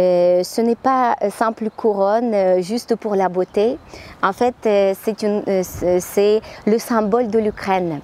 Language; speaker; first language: French; non-native, fluent; Ukrainian